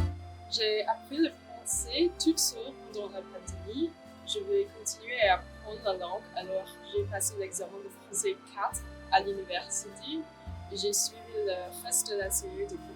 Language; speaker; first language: French; non-native, fluent; English